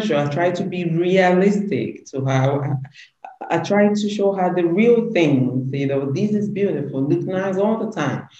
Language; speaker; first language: English; non-native, local second language; Igbo